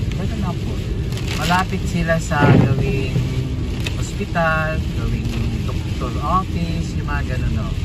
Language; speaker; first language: Filipino; native; Filipino